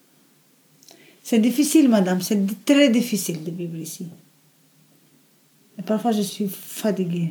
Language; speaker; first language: French; non-native, learner; Albanian